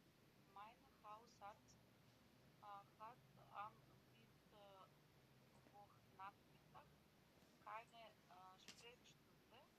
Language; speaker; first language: German; non-native, learner; Macedonian